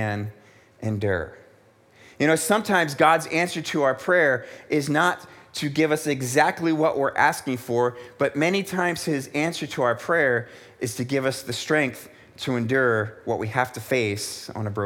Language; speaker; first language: English; native; English